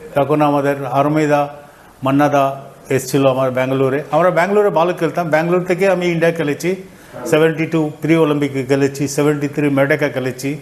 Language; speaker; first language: Bangla; non-native, fluent; Tamil